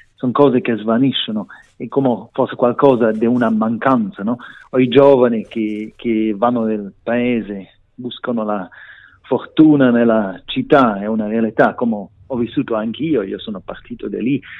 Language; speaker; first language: Italian; non-native, learner; Romansh